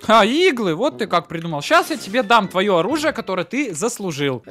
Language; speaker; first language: Russian; native; Russian